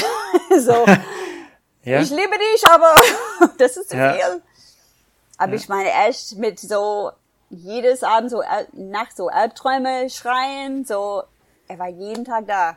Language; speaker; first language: German; non-native, fluent; English